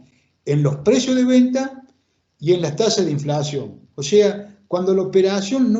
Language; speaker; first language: Spanish; native; Spanish